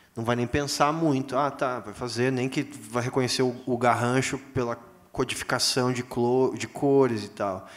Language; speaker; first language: Portuguese; native; Portuguese